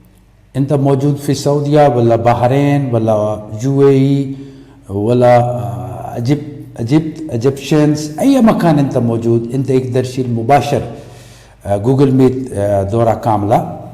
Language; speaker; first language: Arabic; non-native, learner; Urdu